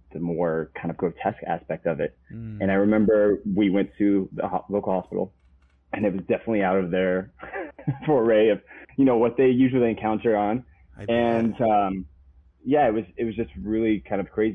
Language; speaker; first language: English; native; English